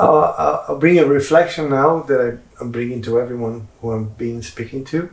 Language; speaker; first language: English; non-native, fluent; Portuguese